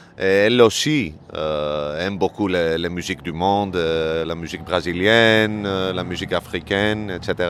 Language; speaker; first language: French; non-native, learner; Greek